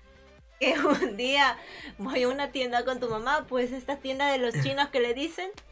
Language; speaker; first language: Spanish; native; Spanish